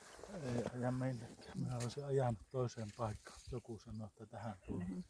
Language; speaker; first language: Finnish; native; Finnish